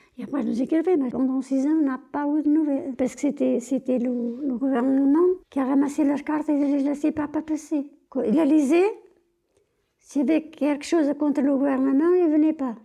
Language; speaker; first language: French; non-native, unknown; Portuguese